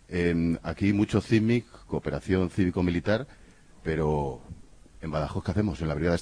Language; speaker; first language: Spanish; native; Spanish